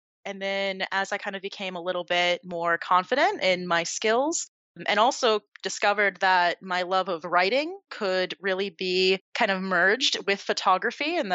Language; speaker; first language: English; native; English